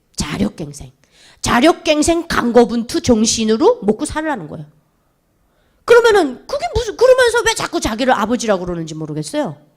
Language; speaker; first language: Korean; native; Korean